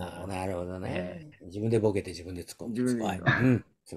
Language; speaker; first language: Japanese; native; Japanese